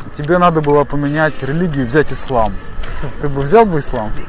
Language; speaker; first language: Russian; native; Russian